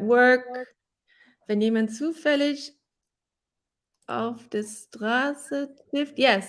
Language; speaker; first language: German; non-native, fluent; English